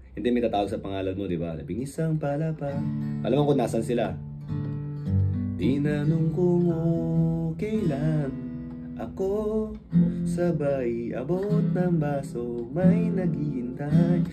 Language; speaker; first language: Filipino; native; Filipino